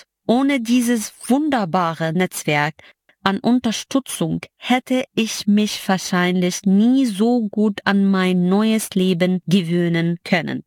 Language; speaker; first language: German; non-native, fluent; Arabic